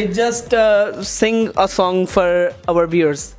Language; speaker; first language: English; non-native, learner; Urdu